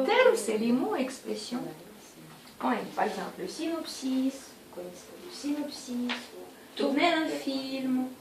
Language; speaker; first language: French; non-native, fluent; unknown